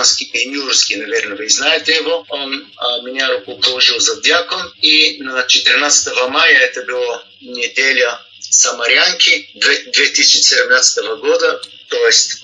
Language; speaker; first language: Russian; non-native, learner; Bulgarian